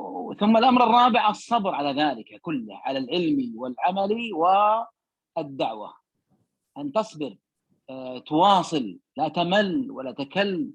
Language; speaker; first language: Arabic; native; Arabic